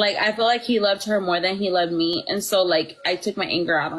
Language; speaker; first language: English; native; English